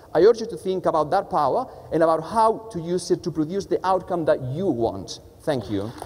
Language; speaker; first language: English; non-native, fluent; Spanish